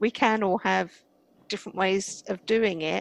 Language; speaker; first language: English; native; English